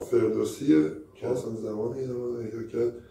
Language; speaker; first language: Persian; native; Persian